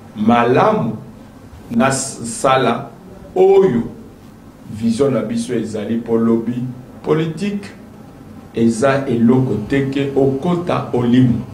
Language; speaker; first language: Lingala; non-native, local second language; Kituba (Democratic Republic of Congo)